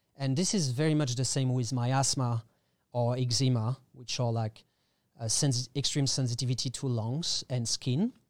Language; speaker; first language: English; non-native, fluent; French